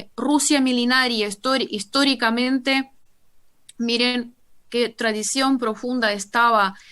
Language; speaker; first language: Spanish; non-native, fluent; Russian